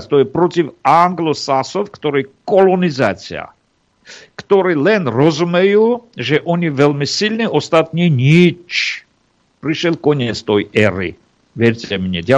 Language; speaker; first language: Slovak; non-native, fluent; Armenian